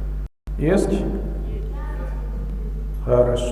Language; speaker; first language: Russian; non-native, learner; Chinese